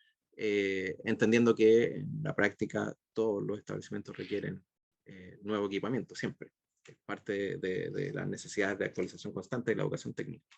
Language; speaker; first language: Spanish; native; Spanish